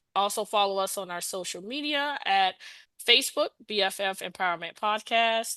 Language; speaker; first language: English; native; English